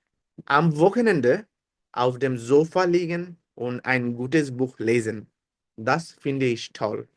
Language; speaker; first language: German; non-native, fluent; Bangla